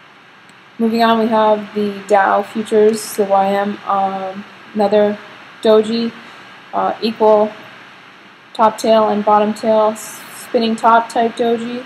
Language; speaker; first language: English; native; English